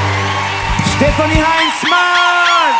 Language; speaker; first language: German; non-native, fluent; French